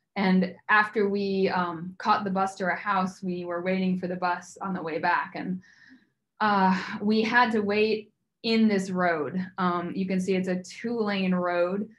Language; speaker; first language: English; native; English